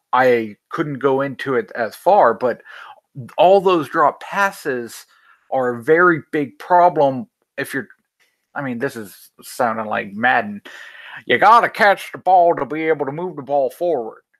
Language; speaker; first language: English; native; English